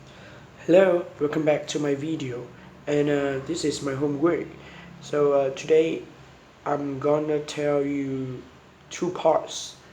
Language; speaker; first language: English; non-native, learner; Vietnamese